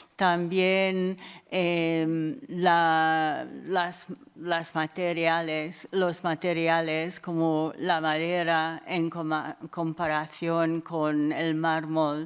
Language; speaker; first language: Spanish; non-native, fluent; English